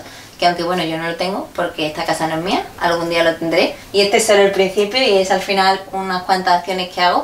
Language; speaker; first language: Spanish; native; Spanish